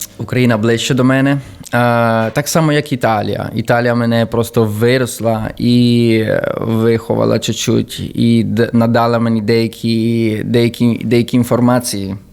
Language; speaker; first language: Ukrainian; early bilingual, heritage; Ukrainian